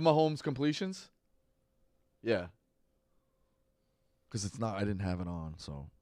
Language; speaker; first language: English; native; English